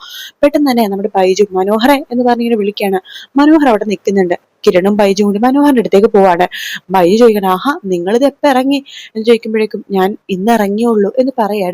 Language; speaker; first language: Malayalam; native; Malayalam